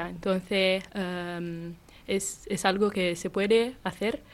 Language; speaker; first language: Spanish; non-native, fluent; Italian